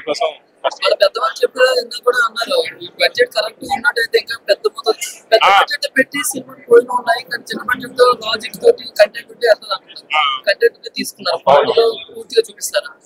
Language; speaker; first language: Telugu; native; Telugu